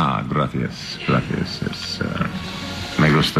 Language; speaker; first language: Spanish; non-native, learner; English